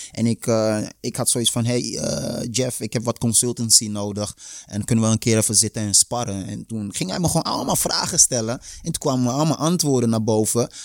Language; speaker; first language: Dutch; early bilingual, other home language; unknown